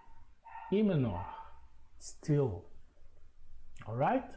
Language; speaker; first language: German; non-native, fluent; Portuguese